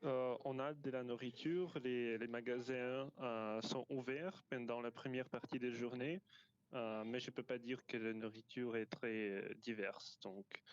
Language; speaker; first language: French; non-native, fluent; Ukrainian